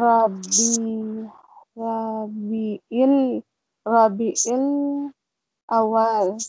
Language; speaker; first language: Arabic; non-native, learner; Malay